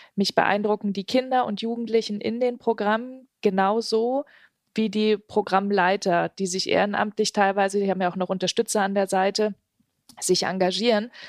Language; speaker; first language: German; native; German